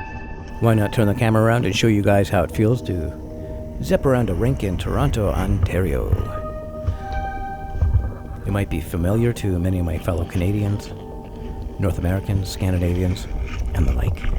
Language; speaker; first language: English; native; English